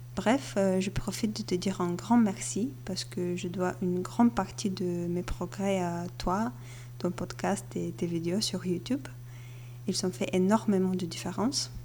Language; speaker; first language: French; non-native, learner; Bulgarian